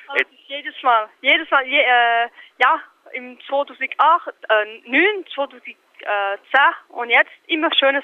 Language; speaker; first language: German; non-native, local second language; French